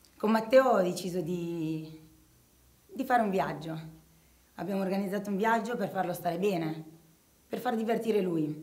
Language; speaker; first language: Italian; early bilingual, other home language; Arabic